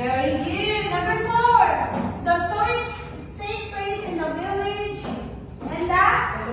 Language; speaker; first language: English; non-native, local second language; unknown